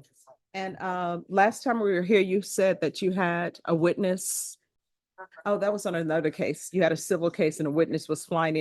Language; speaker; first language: English; native; English